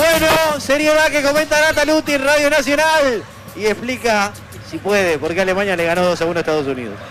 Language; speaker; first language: Spanish; native; Spanish